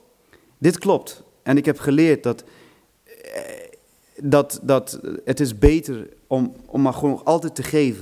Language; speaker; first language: Dutch; non-native, fluent; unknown